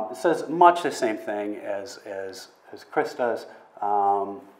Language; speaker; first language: English; native; English